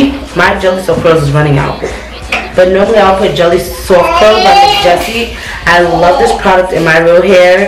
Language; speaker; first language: English; native; English